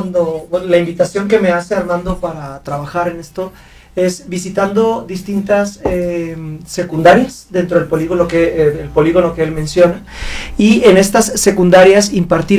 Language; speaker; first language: Spanish; native; Spanish